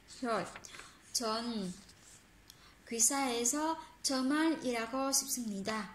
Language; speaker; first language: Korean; non-native, fluent; Vietnamese